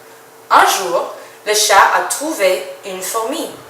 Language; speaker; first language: French; non-native, learner; English